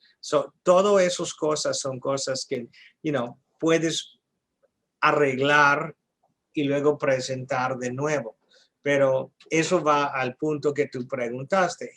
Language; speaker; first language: Spanish; non-native, fluent; English